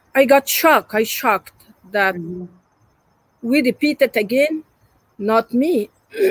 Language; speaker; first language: English; non-native, learner; Persian